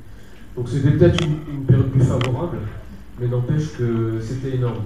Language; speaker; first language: French; native; French